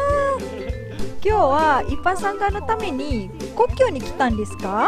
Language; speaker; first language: Japanese; non-native, fluent; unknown